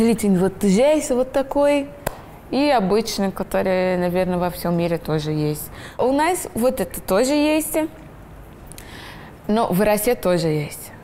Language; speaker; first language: Russian; non-native, learner; Portuguese